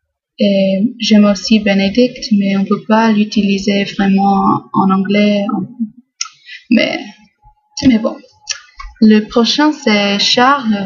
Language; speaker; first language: French; non-native, fluent; English